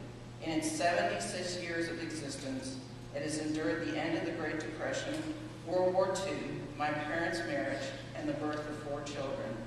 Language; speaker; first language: English; native; English